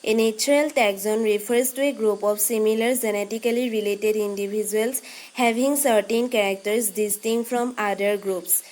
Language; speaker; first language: English; non-native, local second language; Assamese